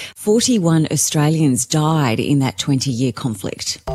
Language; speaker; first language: English; native; English